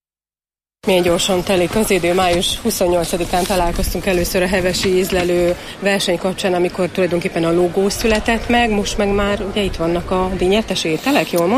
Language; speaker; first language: Hungarian; native; Hungarian